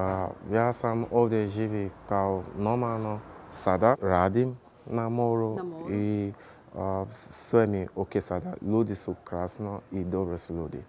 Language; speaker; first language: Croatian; non-native, learner; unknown